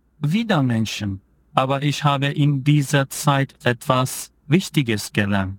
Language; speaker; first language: German; non-native, fluent; Turkish